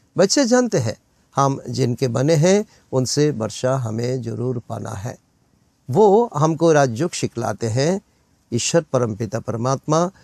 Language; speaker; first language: Hindi; non-native, local second language; Bangla